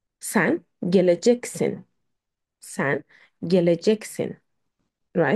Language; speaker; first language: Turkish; non-native, fluent; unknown